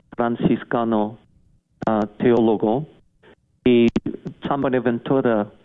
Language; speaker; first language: Spanish; non-native, fluent; English